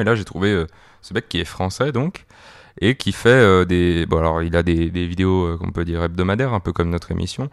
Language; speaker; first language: French; native; French